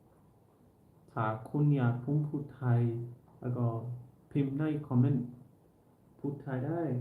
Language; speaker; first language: Thai; non-native, learner; English